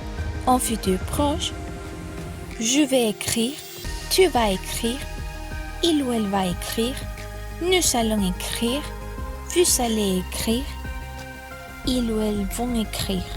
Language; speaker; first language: French; non-native, fluent; Spanish